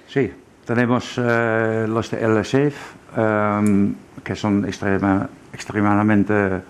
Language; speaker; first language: Spanish; non-native, fluent; German